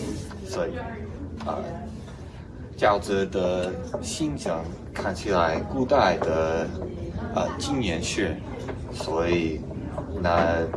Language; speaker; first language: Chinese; non-native, learner; English